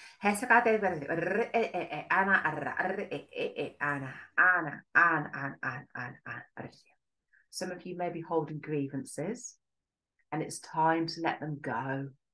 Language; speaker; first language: English; native; English